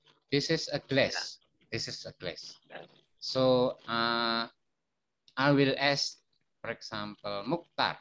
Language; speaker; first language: English; non-native, fluent; Indonesian